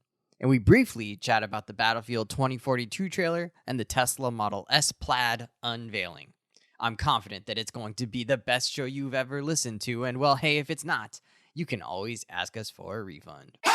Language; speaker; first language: English; native; English